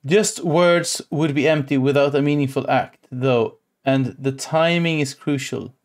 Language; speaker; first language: English; non-native, fluent; Swedish